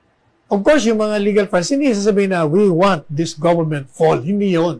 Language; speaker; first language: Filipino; native; Filipino